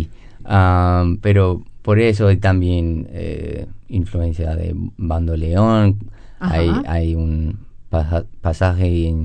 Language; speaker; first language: Spanish; non-native, learner; English